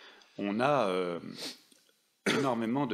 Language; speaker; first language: French; native; French